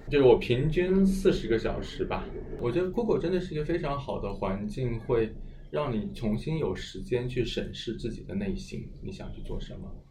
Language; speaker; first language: Chinese; native; Chinese